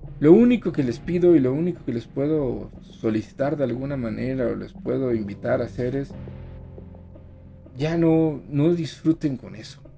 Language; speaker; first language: Spanish; native; Spanish